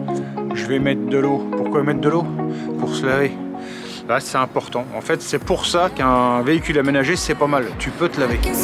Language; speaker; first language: French; native; French